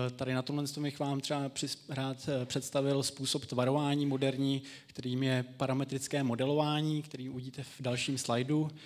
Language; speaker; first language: Czech; native; Czech